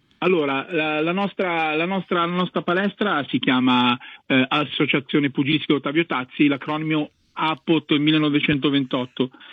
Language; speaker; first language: Italian; native; Italian